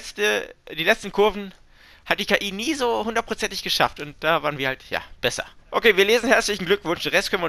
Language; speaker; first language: German; native; German